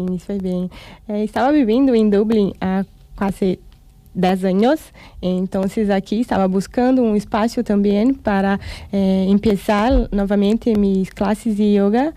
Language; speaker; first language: Spanish; non-native, learner; Portuguese